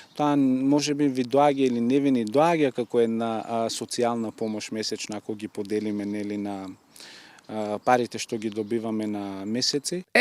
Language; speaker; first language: Macedonian; non-native, local second language; Turkish